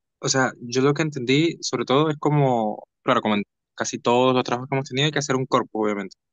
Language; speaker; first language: Spanish; native; Spanish